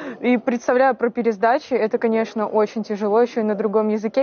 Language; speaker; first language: Russian; native; Russian